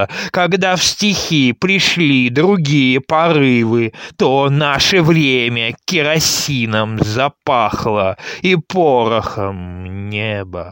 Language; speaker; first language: Russian; native; Russian